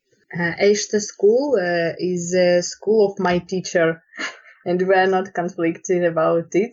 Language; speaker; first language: English; non-native, learner; Russian